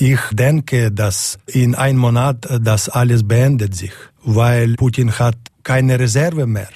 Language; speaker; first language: German; non-native, learner; Ukrainian